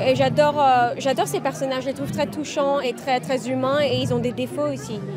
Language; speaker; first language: French; native; French